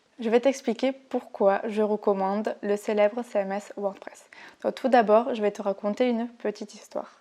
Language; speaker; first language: French; native; French